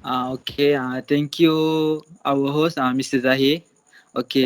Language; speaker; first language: English; non-native, local second language; Malay